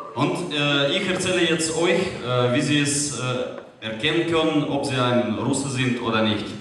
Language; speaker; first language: German; non-native, fluent; Russian